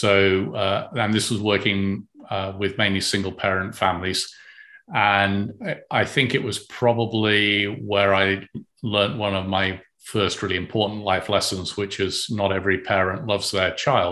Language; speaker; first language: English; native; English